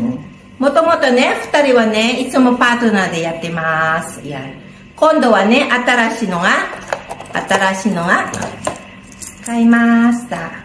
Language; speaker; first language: Japanese; non-native, learner; Filipino